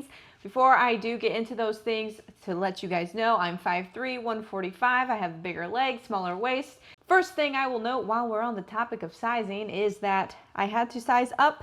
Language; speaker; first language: English; native; English